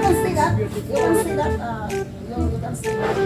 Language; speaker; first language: English; non-native, learner; Filipino